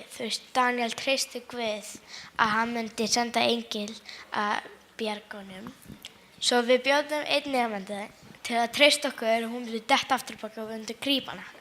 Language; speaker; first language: Icelandic; early bilingual, other home language; English